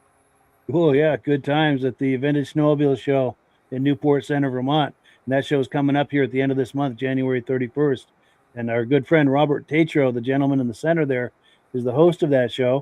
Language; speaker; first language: English; native; English